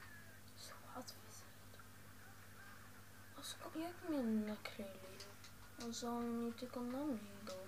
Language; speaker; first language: Polish; early bilingual, heritage; Dutch